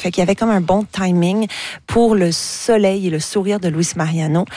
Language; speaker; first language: French; native; French